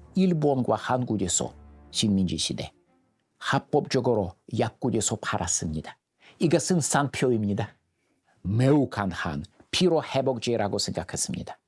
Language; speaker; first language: Korean; non-native, fluent; Russian